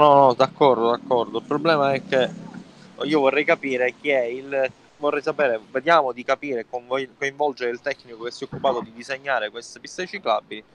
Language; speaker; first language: Italian; native; Italian